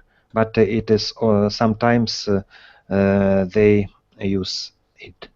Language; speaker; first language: English; non-native, learner; Russian